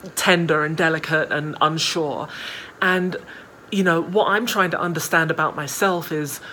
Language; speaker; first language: English; native; English